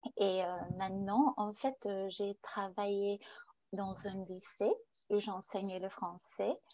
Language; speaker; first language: French; non-native, fluent; English